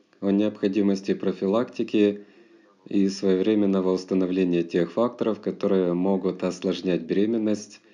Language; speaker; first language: Russian; native; Russian